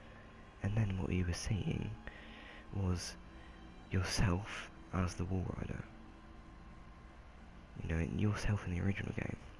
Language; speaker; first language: English; native; English